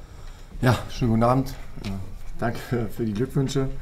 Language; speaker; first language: German; native; German